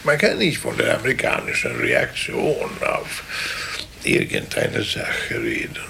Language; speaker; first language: German; non-native, fluent; Swedish